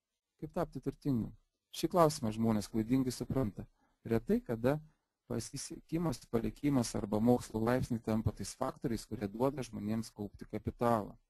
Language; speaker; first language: Lithuanian; native; Lithuanian